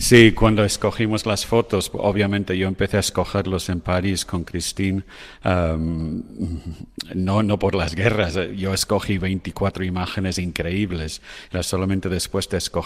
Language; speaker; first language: Spanish; non-native, fluent; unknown